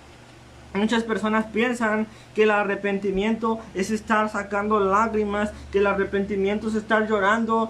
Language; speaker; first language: Spanish; native; Spanish